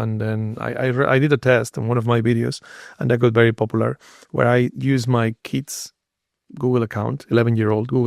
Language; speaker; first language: English; non-native, fluent; Spanish